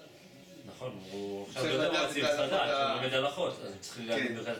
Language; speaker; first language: Hebrew; native; Hebrew